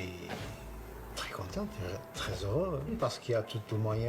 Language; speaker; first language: French; non-native, fluent; Portuguese